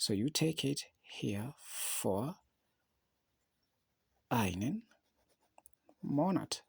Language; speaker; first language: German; non-native, learner; English